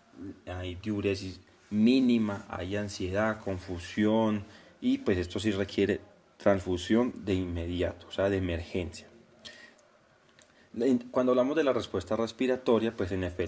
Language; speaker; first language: Spanish; native; Spanish